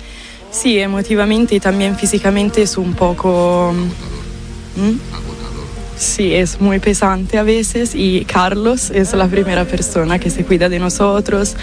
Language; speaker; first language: Spanish; non-native, fluent; Italian